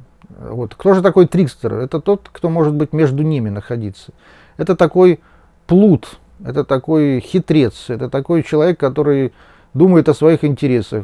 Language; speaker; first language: Russian; native; Russian